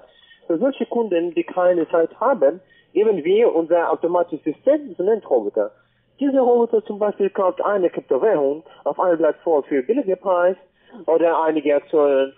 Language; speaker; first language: German; non-native, learner; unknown